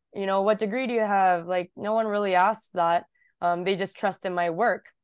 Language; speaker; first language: English; early bilingual, other home language; Japanese